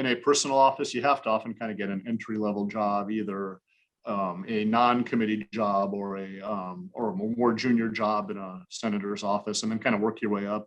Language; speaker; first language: English; native; English